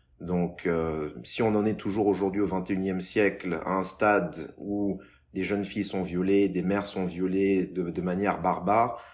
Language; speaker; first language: French; non-native, local second language; Lingala